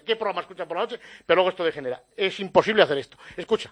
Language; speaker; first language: Spanish; native; Spanish